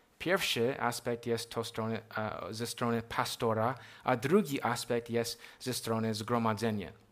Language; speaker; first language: Polish; non-native, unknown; English